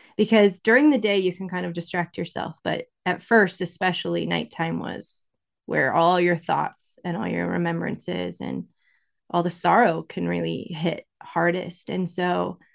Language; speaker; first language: English; native; English